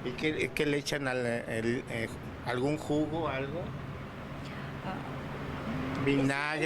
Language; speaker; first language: Spanish; native; Spanish